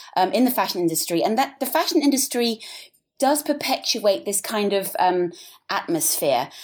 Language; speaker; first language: English; native; English